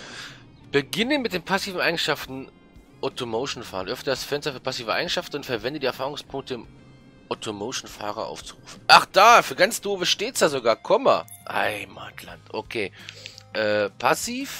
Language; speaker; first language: German; native; German